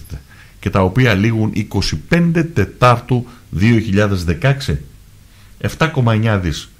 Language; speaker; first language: Greek; native; Greek